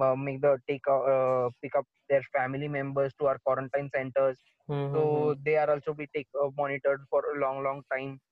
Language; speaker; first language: English; non-native, local second language; Marathi